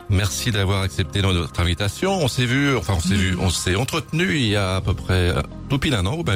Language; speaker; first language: French; native; French